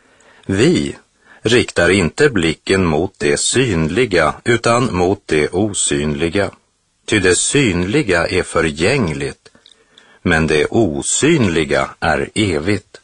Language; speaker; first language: Swedish; native; Swedish